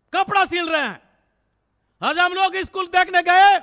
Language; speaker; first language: Hindi; native; Hindi